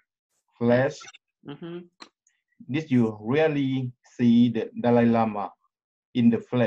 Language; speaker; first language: English; non-native, learner; Thai